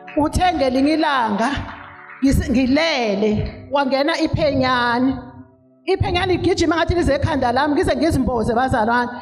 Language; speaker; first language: Zulu; native; Zulu